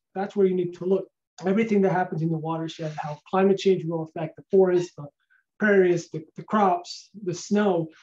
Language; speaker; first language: English; non-native, fluent; Spanish